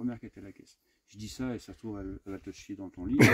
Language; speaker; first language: French; native; French